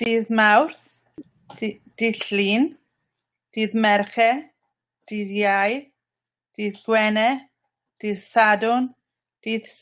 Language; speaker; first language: Welsh; non-native, learner; English